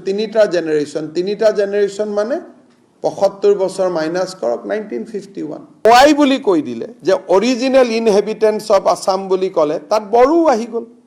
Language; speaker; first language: Assamese; native; Assamese